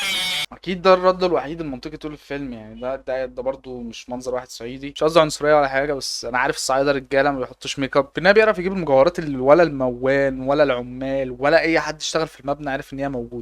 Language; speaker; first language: Arabic; native; Arabic